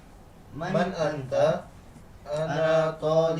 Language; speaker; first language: Arabic; non-native, learner; Indonesian